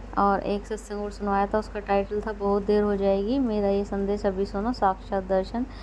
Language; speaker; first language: Hindi; native; Hindi